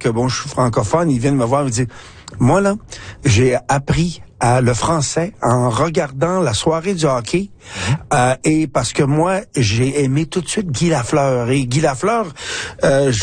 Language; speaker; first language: French; native; French